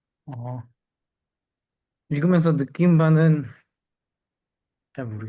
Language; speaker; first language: Korean; native; Korean